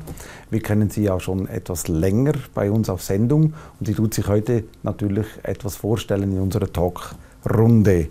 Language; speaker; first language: German; native; German